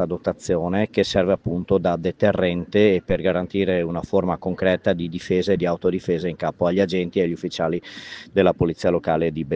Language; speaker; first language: Italian; native; Italian